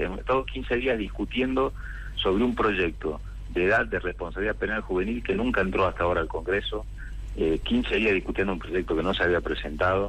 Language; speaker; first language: Spanish; native; Spanish